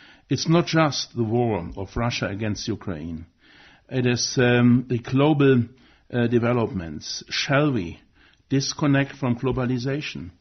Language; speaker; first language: English; non-native, fluent; German